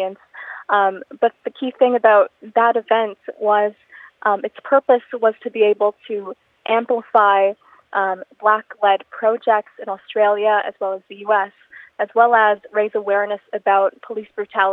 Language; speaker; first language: English; non-native, local second language; Filipino